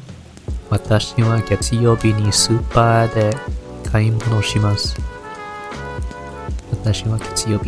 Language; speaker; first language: Japanese; non-native, learner; English